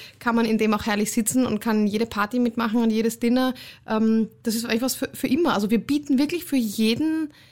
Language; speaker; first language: German; native; German